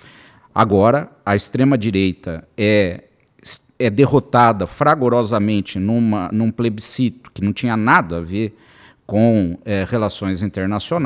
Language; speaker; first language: Portuguese; native; Portuguese